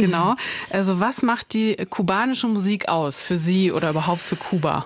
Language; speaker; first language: German; native; German